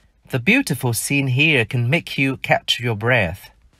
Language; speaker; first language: English; non-native, fluent; Vietnamese